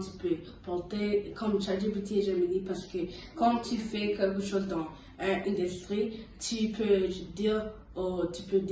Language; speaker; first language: French; early bilingual, heritage; French